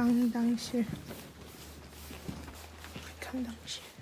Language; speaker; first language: Korean; non-native, learner; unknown